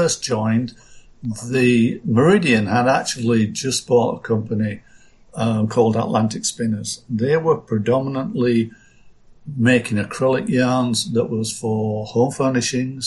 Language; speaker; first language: English; native; English